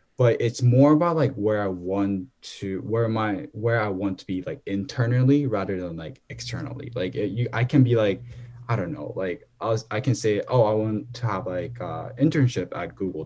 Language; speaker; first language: English; non-native, fluent; Korean